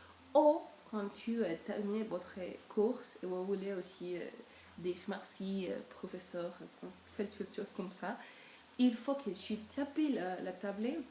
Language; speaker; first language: French; non-native, learner; Spanish